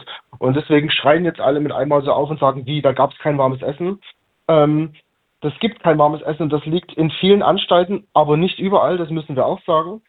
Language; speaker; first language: German; native; German